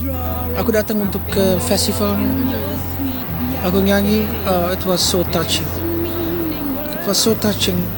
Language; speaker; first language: Indonesian; early bilingual, heritage; Dutch